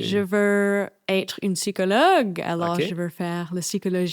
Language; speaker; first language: French; non-native, fluent; English